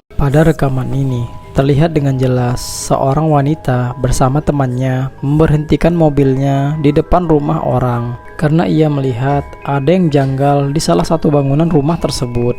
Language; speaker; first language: Indonesian; native; Indonesian